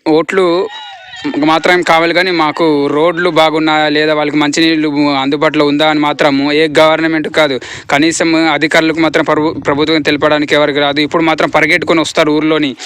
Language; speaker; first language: Telugu; native; Telugu